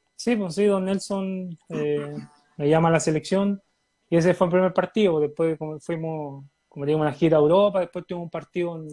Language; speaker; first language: Spanish; native; Spanish